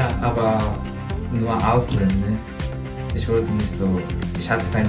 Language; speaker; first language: German; non-native, learner; Japanese